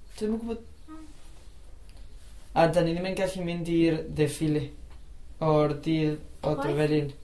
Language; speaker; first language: Welsh; non-native, learner; Spanish